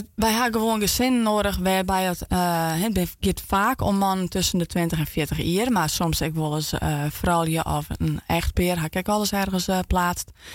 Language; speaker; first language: Dutch; non-native, local second language; Western Frisian